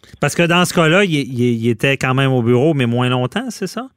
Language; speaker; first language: French; native; French